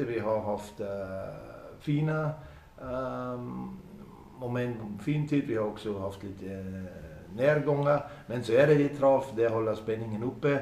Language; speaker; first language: Swedish; non-native, fluent; German